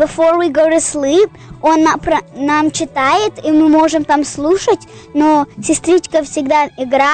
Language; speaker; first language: Russian; early bilingual, heritage; Russian